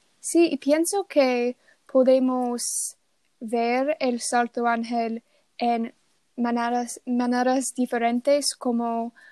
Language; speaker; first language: Spanish; non-native, learner; English